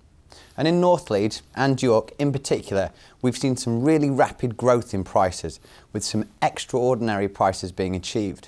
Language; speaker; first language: English; native; English